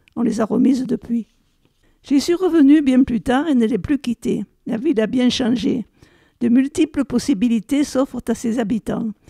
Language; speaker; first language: French; native; French